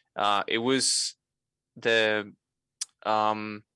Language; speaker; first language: English; non-native, fluent; Spanish